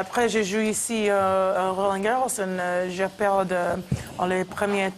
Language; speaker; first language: French; non-native, learner; English